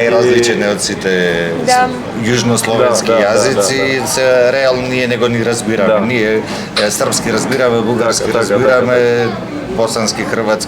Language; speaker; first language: Macedonian; native; Macedonian